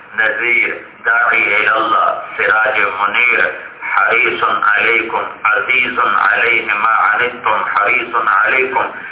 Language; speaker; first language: Urdu; non-native, local second language; Punjabi